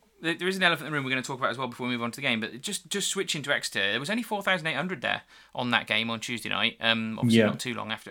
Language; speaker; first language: English; native; English